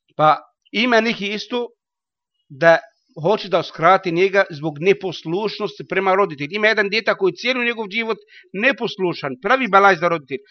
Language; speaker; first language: Bosnian; non-native, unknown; Arabic